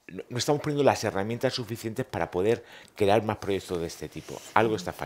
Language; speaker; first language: Spanish; native; Spanish